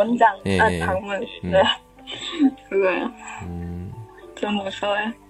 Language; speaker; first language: Korean; non-native, learner; Chinese